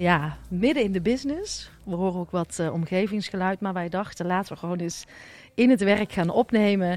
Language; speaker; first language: Dutch; native; Dutch